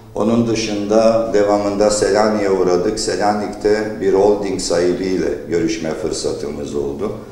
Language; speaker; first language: Turkish; early bilingual, heritage; Turkish